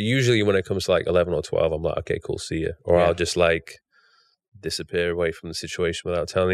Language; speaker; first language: English; native; English